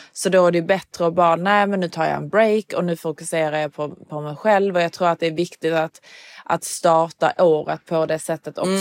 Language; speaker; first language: Swedish; early bilingual, other home language; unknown